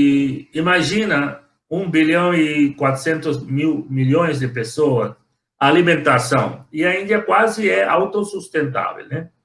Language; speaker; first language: Portuguese; non-native, fluent; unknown